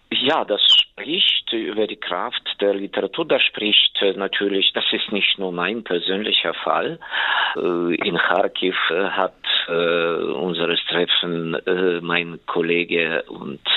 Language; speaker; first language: German; non-native, fluent; Ukrainian